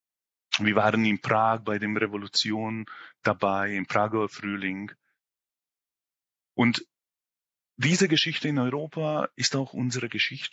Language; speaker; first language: German; non-native, fluent; Hungarian